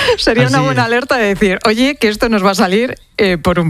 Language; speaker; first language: Spanish; native; Spanish